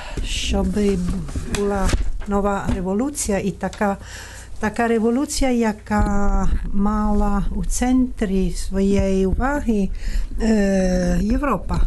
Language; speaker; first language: Ukrainian; non-native, fluent; Italian